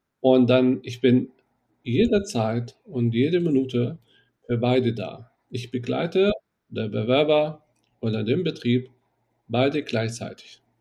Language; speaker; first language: German; non-native, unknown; Arabic